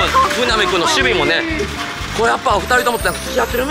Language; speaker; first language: Japanese; native; Japanese